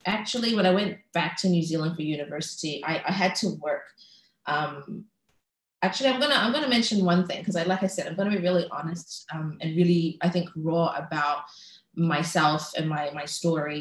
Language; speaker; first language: English; native; English